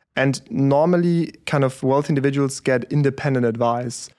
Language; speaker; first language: English; early bilingual, other home language; German